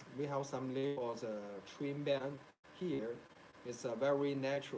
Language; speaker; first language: English; non-native, learner; Chinese